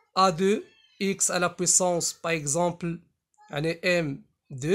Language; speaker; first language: French; non-native, local second language; Arabic